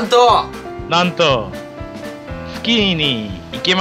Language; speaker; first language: Japanese; non-native, fluent; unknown